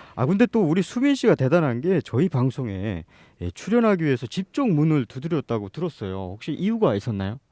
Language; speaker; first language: Korean; native; Korean